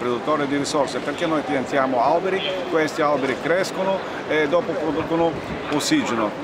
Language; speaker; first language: Italian; non-native, learner; Bulgarian